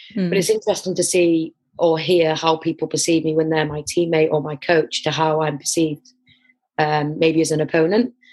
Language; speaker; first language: English; native; English